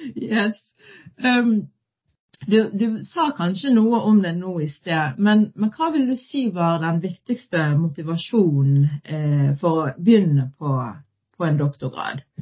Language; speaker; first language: Norwegian; early bilingual, other home language; Arabic